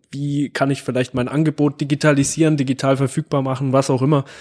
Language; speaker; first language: German; native; German